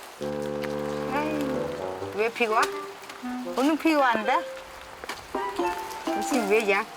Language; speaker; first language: Korean; non-native, learner; Vietnamese